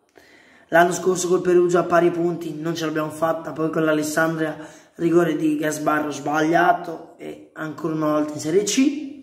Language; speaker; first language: Italian; native; Italian